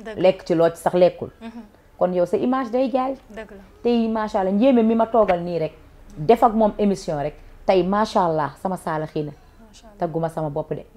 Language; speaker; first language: Wolof; non-native, local second language; Fula